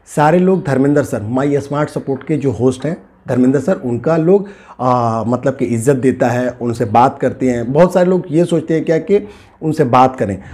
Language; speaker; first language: Hindi; native; Hindi